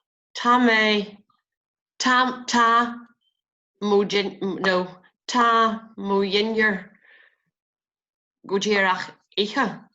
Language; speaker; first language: Irish; non-native, learner; English